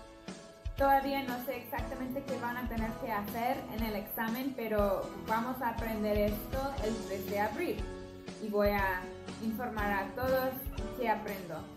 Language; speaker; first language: Spanish; non-native, fluent; English